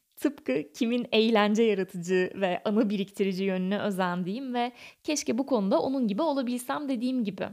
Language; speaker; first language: Turkish; native; Turkish